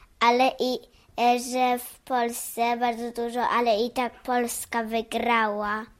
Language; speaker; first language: Polish; early bilingual, heritage; English